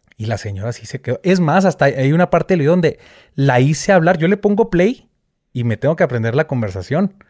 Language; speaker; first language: Spanish; native; Spanish